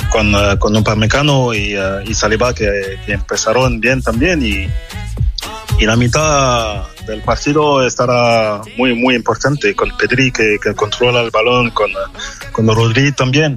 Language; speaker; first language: Spanish; non-native, fluent; French